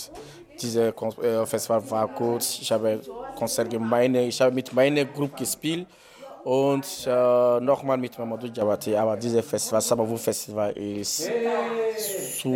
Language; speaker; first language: German; non-native, learner; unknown